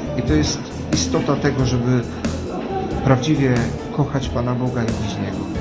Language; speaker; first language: Polish; native; Polish